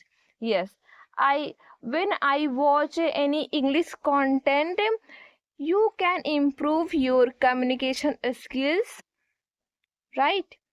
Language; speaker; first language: English; non-native, learner; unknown